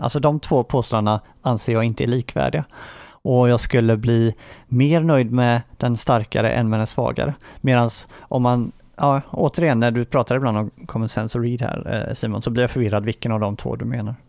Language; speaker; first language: Swedish; native; Swedish